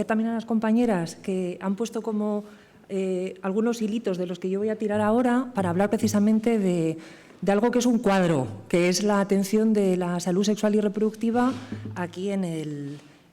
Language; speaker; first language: Spanish; native; Spanish